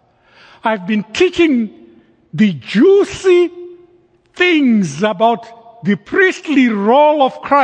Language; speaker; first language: English; non-native, local second language; Shona